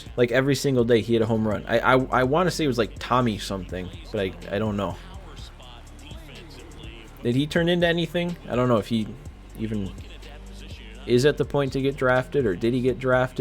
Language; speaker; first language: English; native; English